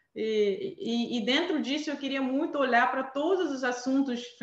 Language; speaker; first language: Portuguese; non-native, fluent; Armenian